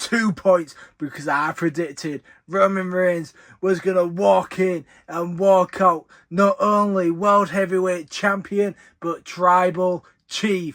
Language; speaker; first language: English; native; English